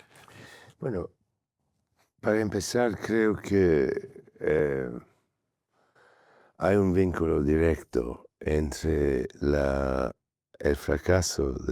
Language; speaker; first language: Spanish; non-native, fluent; English